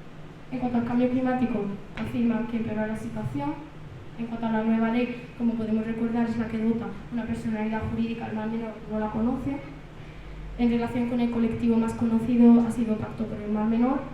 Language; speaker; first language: Spanish; early bilingual, other home language; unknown